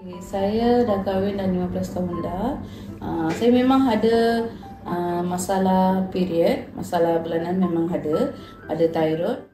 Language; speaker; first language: Malay; non-native, local second language; Tamil